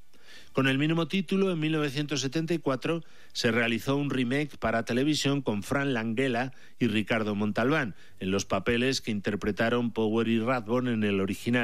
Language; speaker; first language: Spanish; native; Spanish